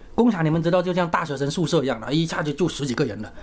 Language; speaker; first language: Chinese; native; Chinese